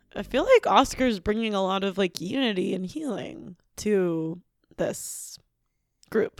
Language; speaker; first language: English; native; English